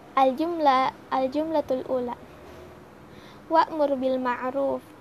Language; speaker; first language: Arabic; non-native, learner; Indonesian